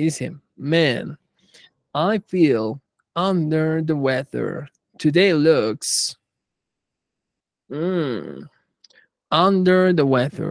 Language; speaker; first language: English; non-native, fluent; Spanish